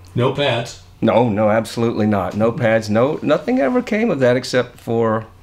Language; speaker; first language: English; native; English